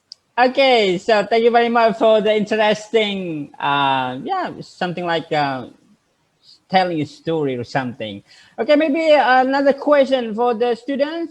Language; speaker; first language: English; non-native, fluent; Indonesian